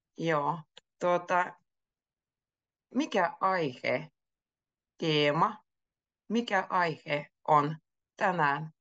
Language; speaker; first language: Finnish; native; Finnish